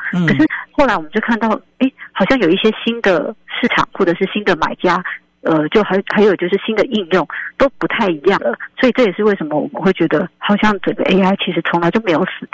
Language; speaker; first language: Chinese; native; Chinese